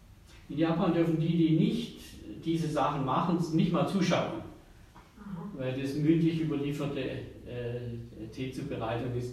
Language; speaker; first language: German; native; German